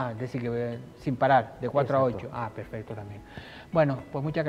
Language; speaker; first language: Spanish; native; Spanish